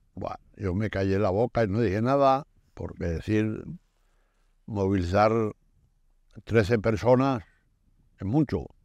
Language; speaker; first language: Spanish; native; Spanish